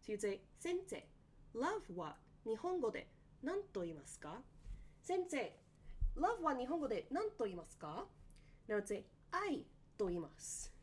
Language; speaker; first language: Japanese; non-native, fluent; English